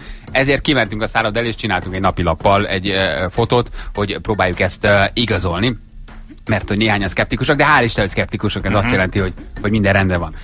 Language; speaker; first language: Hungarian; native; Hungarian